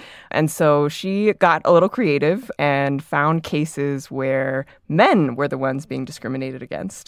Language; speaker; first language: English; native; English